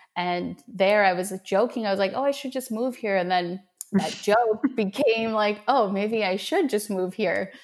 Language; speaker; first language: English; native; English